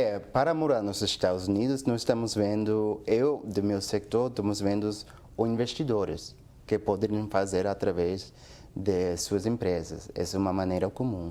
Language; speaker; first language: Portuguese; non-native, fluent; English